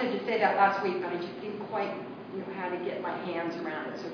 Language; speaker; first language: English; native; English